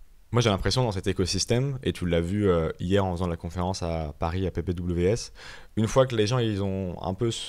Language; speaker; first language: French; native; French